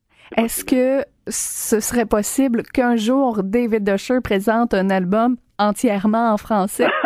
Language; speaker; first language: French; native; French